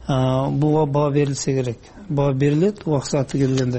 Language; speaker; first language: Kyrgyz; native; Kyrgyz